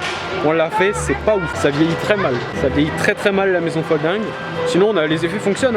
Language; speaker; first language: French; native; French